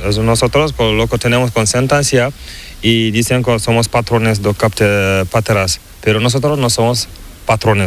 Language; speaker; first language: Spanish; non-native, learner; Fula